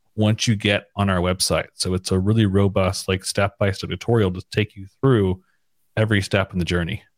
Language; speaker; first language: English; native; English